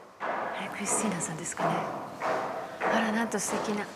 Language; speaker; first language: French; non-native, learner; Japanese